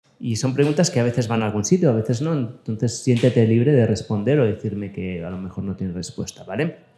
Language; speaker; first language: Spanish; native; Spanish